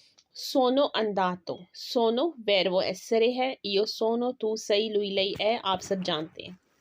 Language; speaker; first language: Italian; non-native, fluent; Urdu